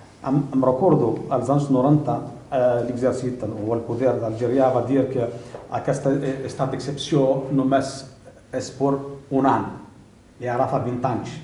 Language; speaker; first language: Catalan; non-native, learner; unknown